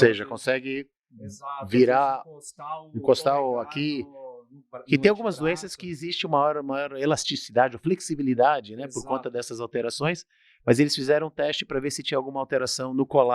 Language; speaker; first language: Portuguese; native; Portuguese